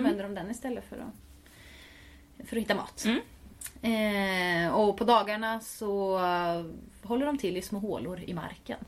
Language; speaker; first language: Swedish; native; Swedish